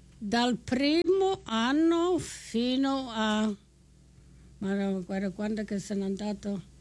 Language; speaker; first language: Italian; native; Italian